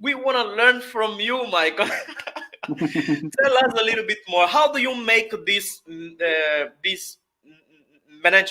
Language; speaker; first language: English; non-native, fluent; Portuguese